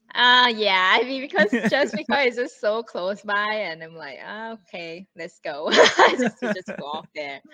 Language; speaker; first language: English; non-native, fluent; Thai